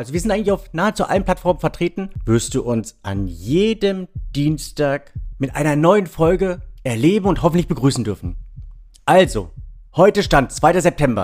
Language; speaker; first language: German; native; German